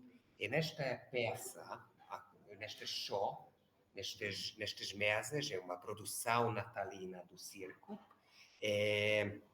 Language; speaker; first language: Portuguese; non-native, learner; Hungarian